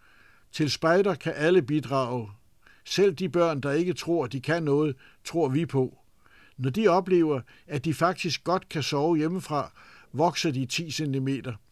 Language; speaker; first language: Danish; native; Danish